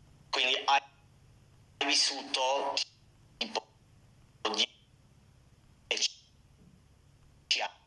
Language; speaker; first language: Italian; non-native, fluent; English